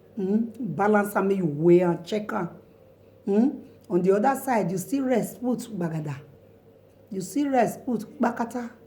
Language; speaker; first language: Nigerian Pidgin; non-native, local second language; Bini